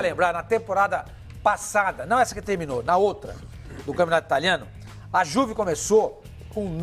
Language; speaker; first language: Portuguese; native; Portuguese